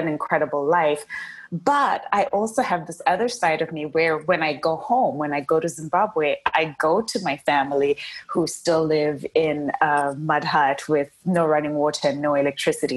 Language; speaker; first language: English; non-native, local second language; Shona